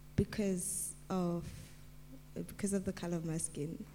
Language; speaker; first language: English; non-native, local second language; Tswana